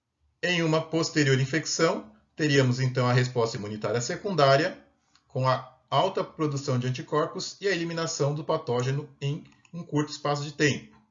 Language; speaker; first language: Portuguese; native; Portuguese